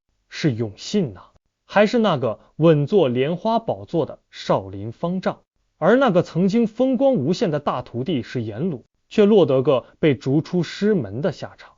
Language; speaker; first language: Chinese; native; Chinese